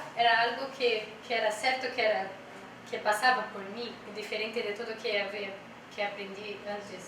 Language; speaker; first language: Spanish; non-native, learner; Portuguese